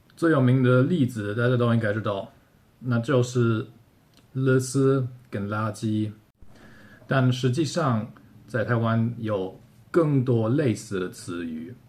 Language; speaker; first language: Chinese; non-native, fluent; German